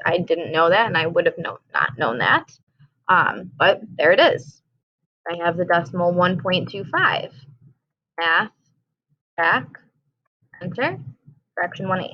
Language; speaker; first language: English; native; English